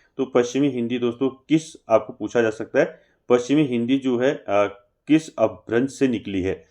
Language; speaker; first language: Hindi; native; Hindi